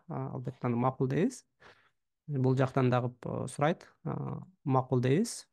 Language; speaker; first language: Kyrgyz; native; Kyrgyz